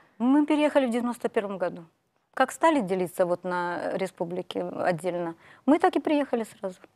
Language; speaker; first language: Russian; native; Russian